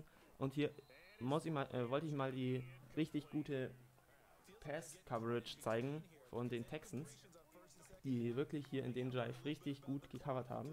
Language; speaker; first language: German; native; German